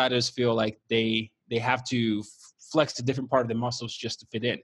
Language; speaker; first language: English; non-native, local second language; Yoruba